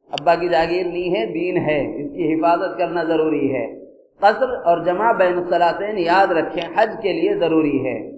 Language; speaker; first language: Urdu; native; Urdu